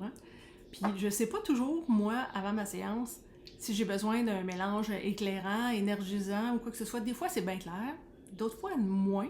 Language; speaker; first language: French; native; French